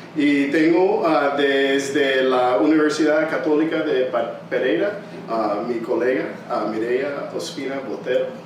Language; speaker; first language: Spanish; early bilingual, heritage; English